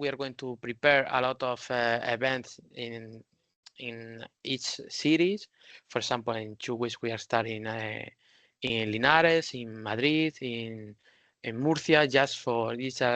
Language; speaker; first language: English; non-native, learner; Spanish